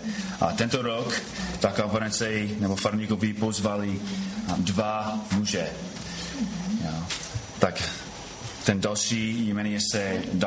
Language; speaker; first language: Czech; non-native, fluent; English